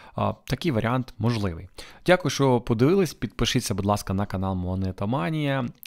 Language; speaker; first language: Ukrainian; non-native, local second language; Russian